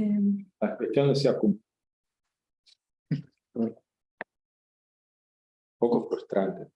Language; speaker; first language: Spanish; non-native, fluent; Portuguese